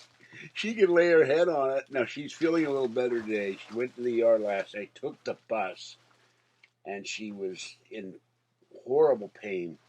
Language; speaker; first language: English; native; English